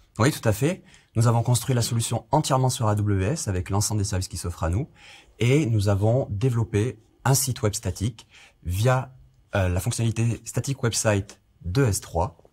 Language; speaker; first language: French; native; French